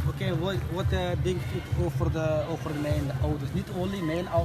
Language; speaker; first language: Dutch; non-native, learner; Uyghur